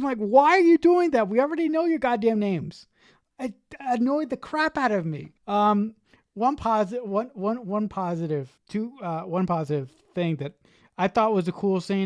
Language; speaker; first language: English; native; English